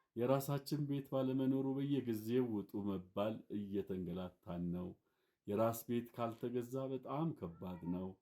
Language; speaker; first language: Amharic; native; Amharic